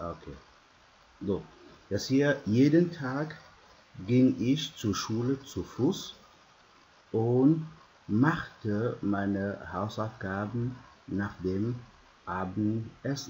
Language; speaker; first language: German; non-native, fluent; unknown